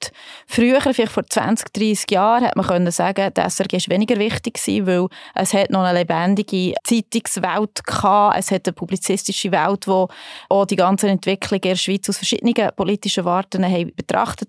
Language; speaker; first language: German; native; German